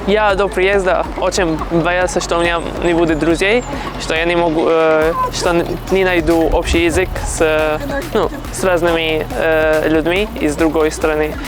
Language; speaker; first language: Russian; non-native, fluent; Arabic